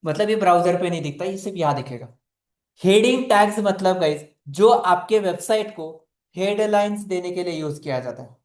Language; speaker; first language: Hindi; non-native, local second language; Marathi